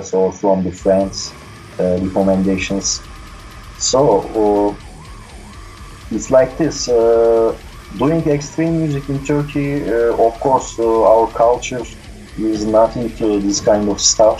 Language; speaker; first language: English; non-native, learner; Turkish